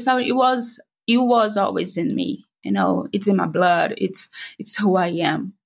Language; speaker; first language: English; non-native, fluent; Portuguese